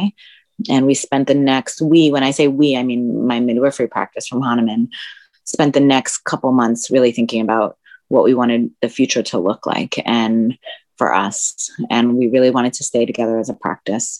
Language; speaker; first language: English; early bilingual, other home language; Spanish